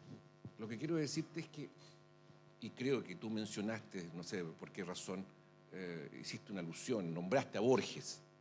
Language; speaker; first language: Spanish; native; Spanish